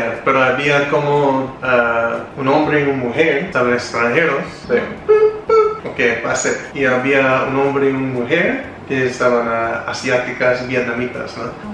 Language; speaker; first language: Spanish; non-native, learner; English